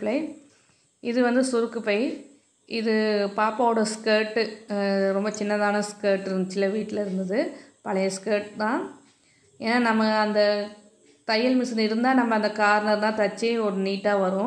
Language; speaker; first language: Tamil; native; Tamil